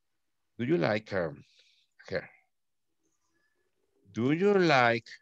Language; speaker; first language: English; non-native, fluent; Spanish